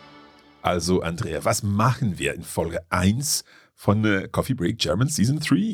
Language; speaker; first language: German; non-native, learner; English